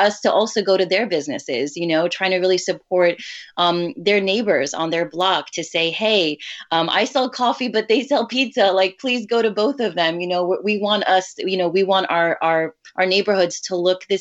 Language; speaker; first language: English; early bilingual, other home language; Urdu